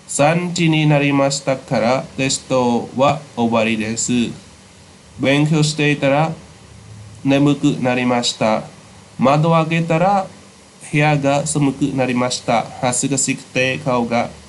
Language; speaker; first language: Japanese; non-native, fluent; Khmer